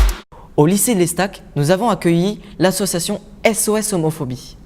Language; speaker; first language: French; native; French